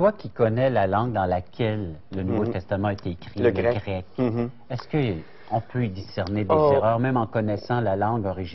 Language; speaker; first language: French; native; French